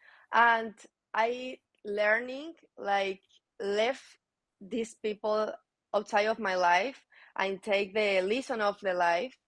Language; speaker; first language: English; non-native, learner; Spanish